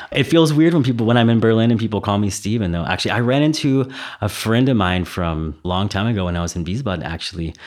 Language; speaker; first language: English; native; English